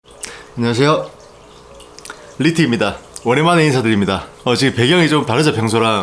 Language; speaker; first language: Korean; native; Korean